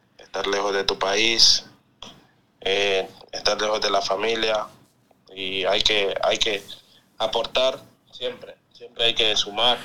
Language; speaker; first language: Spanish; native; Spanish